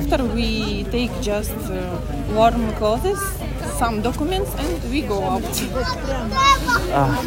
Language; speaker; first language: English; non-native, learner; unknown